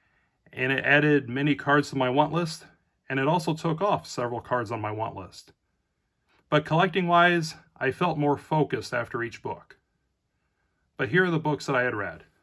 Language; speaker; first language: English; native; English